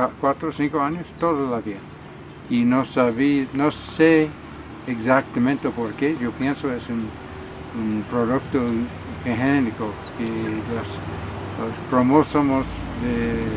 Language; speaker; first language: Spanish; non-native, learner; English